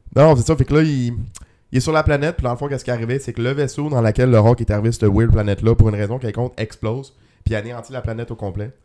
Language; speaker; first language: French; native; French